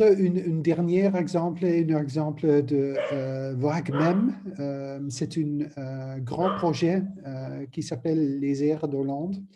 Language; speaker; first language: French; non-native, learner; Dutch